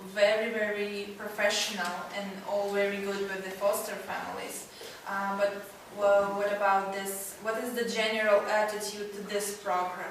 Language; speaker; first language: English; non-native, fluent; Russian